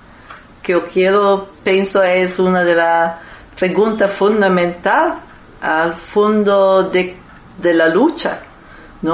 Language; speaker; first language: Spanish; non-native, fluent; Italian